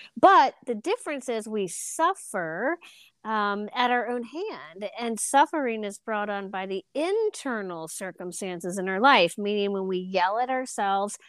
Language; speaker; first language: English; native; English